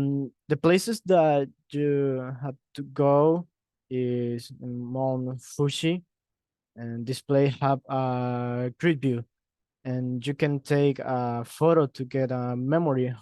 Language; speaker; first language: English; non-native, learner; Spanish